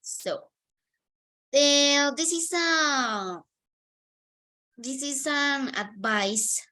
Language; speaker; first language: English; non-native, fluent; Spanish